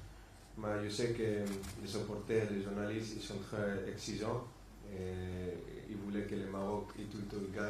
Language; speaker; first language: French; non-native, fluent; Spanish